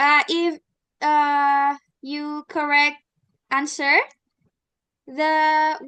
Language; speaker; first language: English; non-native, learner; Indonesian